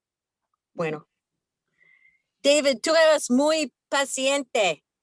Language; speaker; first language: Spanish; non-native, learner; English